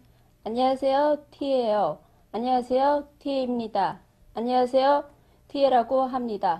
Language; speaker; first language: Korean; non-native, learner; Vietnamese